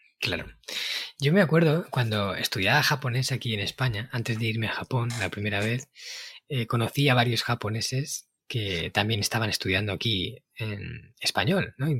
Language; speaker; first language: Spanish; native; Spanish